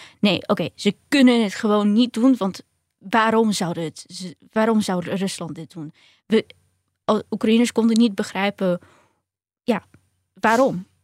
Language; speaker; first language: Dutch; early bilingual, other home language; Ukrainian